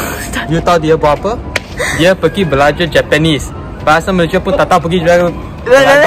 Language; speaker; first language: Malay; non-native, local second language; Chinese